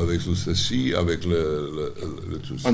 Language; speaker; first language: French; non-native, learner; Serbian